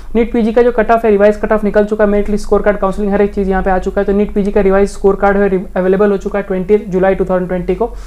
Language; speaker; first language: Hindi; native; Hindi